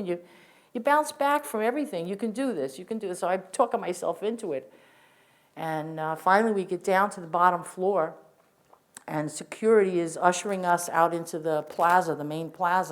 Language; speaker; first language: English; native; English